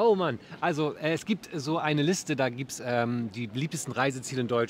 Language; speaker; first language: German; native; German